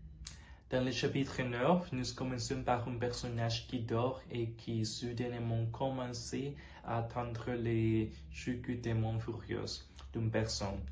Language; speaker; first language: French; non-native, learner; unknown